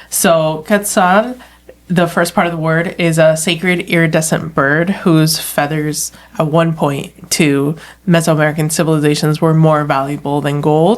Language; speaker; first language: English; native; English